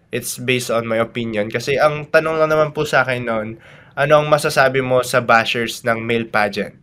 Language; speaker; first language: Filipino; native; Filipino